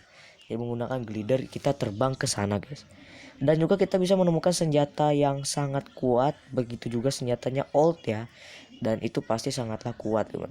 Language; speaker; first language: Indonesian; native; Indonesian